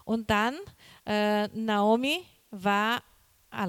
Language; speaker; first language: German; non-native, learner; Portuguese